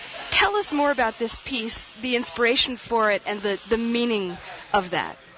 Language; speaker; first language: English; native; English